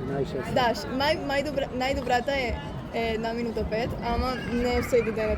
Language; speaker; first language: Bulgarian; early bilingual, heritage; Bulgarian